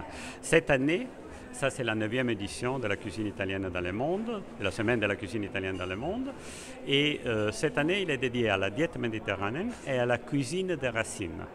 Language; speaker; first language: French; non-native, fluent; Italian